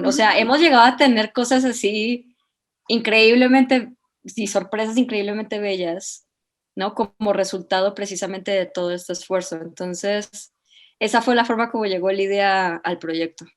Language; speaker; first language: Spanish; native; Spanish